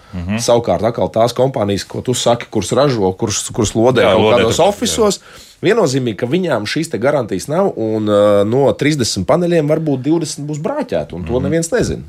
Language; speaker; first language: Latvian; native; Latvian